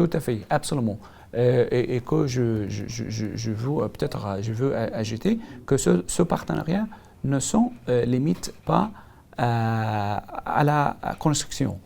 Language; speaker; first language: French; non-native, learner; Arabic